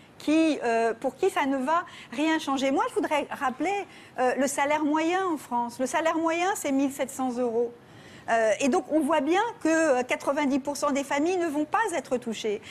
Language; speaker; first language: French; native; French